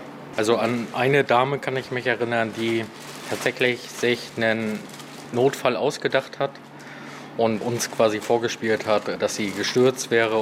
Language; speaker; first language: German; native; German